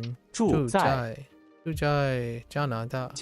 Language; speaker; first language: Chinese; non-native, learner; English